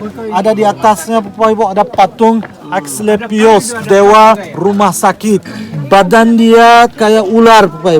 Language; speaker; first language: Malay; non-native, fluent; Turkish